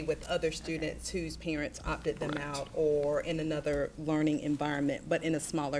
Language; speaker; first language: English; native; English